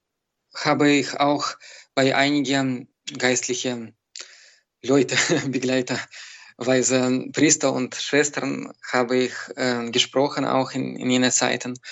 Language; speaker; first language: German; non-native, fluent; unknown